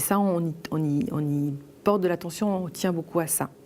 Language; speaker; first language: French; native; French